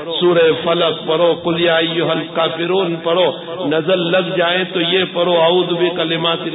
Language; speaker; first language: Urdu; non-native, local second language; Gujarati